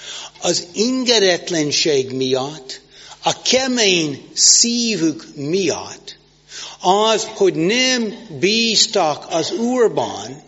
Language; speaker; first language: Hungarian; non-native, fluent; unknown